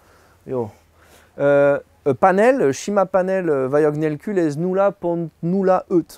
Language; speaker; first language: Hungarian; non-native, learner; French